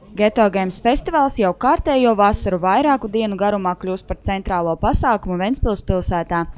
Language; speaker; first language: Latvian; native; Latvian